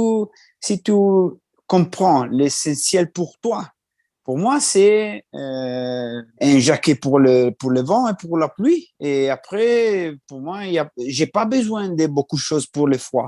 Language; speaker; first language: French; non-native, learner; Italian